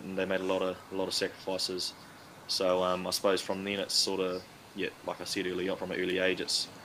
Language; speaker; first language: English; native; English